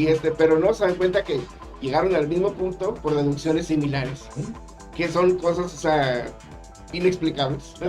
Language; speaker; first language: Spanish; native; Spanish